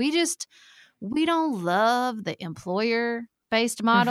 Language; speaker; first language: English; native; English